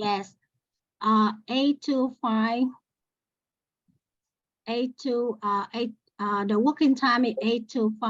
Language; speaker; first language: English; non-native, learner; Vietnamese